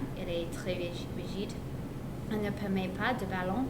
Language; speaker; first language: French; non-native, learner; English